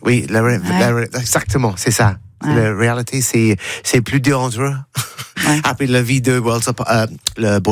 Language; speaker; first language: French; non-native, learner; English